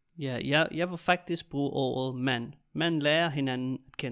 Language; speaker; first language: Danish; native; Danish